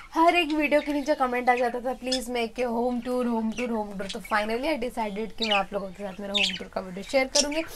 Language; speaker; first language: Hindi; non-native, local second language; Odia